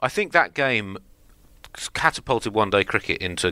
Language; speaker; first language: English; native; English